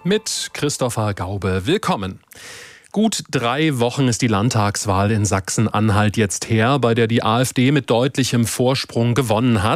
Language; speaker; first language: German; native; German